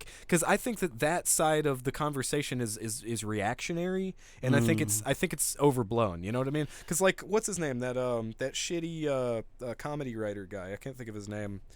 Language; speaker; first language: English; native; English